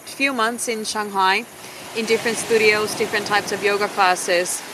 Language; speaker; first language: English; non-native, fluent; Finnish